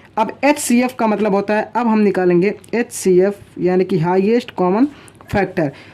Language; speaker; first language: Hindi; native; Hindi